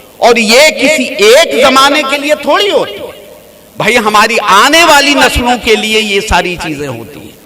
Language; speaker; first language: Urdu; native; Urdu